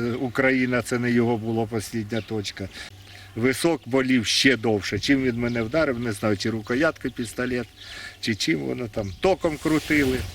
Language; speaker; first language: Ukrainian; native; Ukrainian